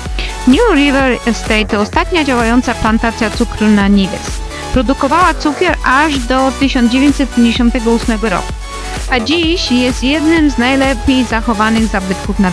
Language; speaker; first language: Polish; native; Polish